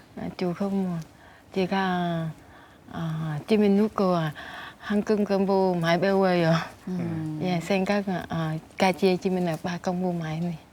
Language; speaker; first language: Korean; non-native, learner; Vietnamese